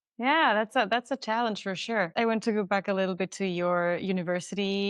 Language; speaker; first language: English; non-native, fluent; German